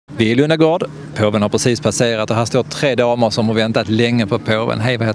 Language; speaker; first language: Swedish; native; Swedish